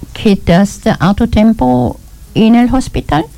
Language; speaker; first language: Spanish; non-native, learner; German